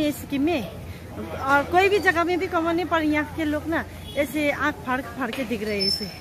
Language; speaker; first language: Hindi; non-native, local second language; Nepali